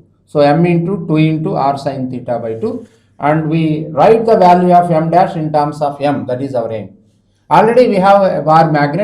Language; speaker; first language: English; non-native, local second language; Telugu